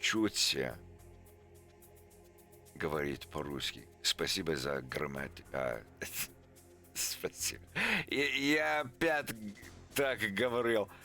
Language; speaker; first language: Russian; non-native, learner; English